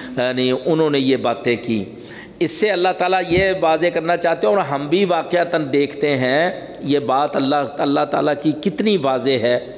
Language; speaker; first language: Urdu; native; Urdu